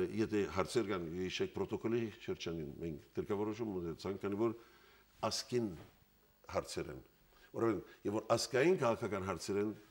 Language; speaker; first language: Armenian; early bilingual, heritage; Armenian